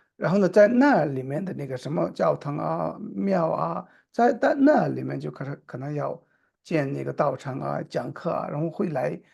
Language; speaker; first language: Chinese; non-native, local second language; Tibetan